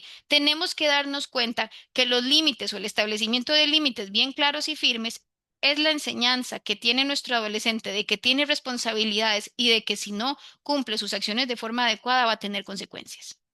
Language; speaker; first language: Spanish; native; Spanish